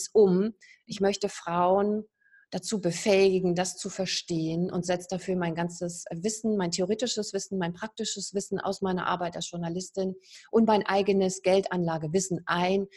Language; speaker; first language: German; native; German